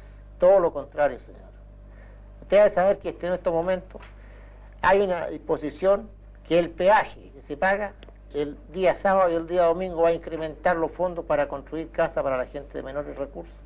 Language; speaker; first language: Spanish; native; Spanish